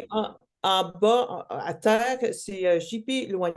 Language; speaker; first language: French; non-native, local second language; English